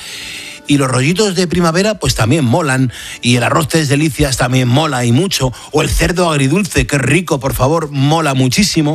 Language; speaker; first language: Spanish; native; Spanish